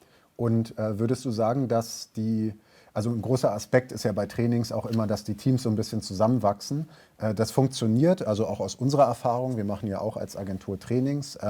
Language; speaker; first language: German; native; German